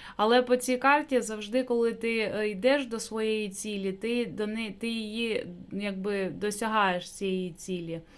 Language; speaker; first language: Ukrainian; non-native, local second language; Russian